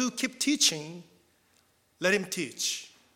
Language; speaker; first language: English; non-native, fluent; Korean